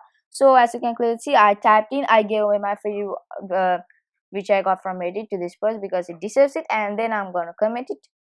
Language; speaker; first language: English; non-native, fluent; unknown